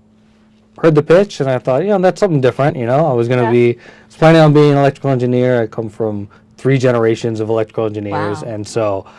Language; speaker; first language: English; early bilingual, other home language; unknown